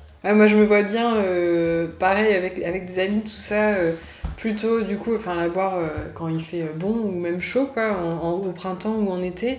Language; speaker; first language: French; native; French